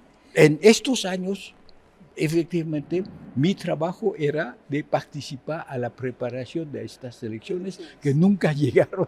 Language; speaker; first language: Spanish; non-native, fluent; Haitian Creole